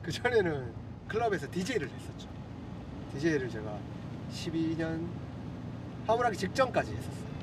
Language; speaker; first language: Korean; native; Korean